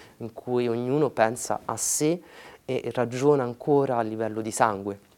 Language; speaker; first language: Italian; early bilingual, other home language; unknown